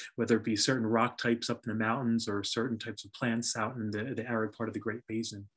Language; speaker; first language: English; native; English